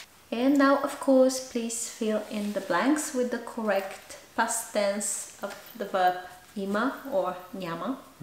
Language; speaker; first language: English; non-native, fluent; Bulgarian